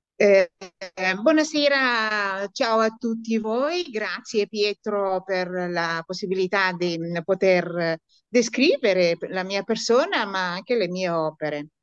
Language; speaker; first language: Italian; non-native, fluent; Romanian